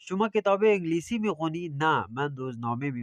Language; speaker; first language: Persian; non-native, fluent; Urdu